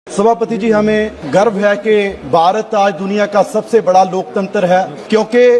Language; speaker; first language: Hindi; non-native, local second language; Punjabi